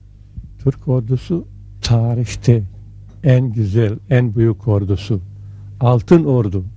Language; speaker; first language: Turkish; non-native, learner; Bosnian